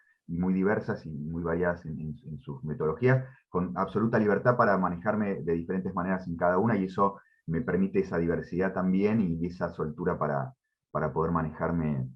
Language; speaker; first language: Spanish; native; Spanish